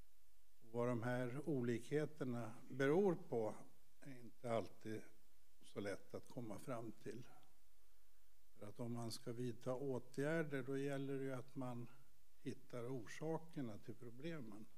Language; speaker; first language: Swedish; native; Swedish